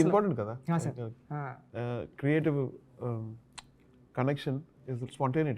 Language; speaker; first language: Telugu; non-native, learner; Tamil